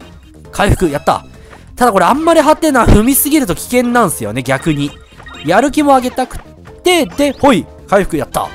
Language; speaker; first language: Japanese; native; Japanese